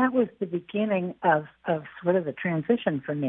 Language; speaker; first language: English; native; English